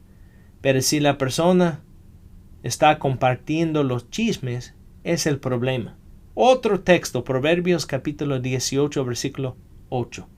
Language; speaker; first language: Spanish; non-native, fluent; English